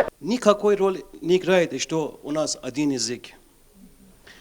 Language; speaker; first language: Russian; non-native, learner; Persian